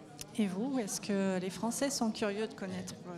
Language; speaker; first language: French; native; French